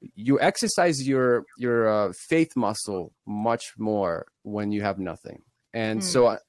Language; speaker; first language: English; early bilingual, other home language; Russian